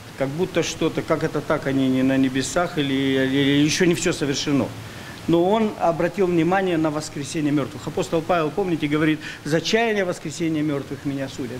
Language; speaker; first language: Russian; native; Russian